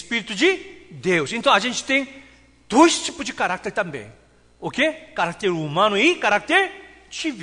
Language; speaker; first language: Portuguese; non-native, fluent; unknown